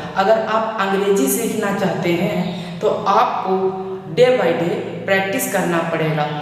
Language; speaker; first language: Hindi; native; Hindi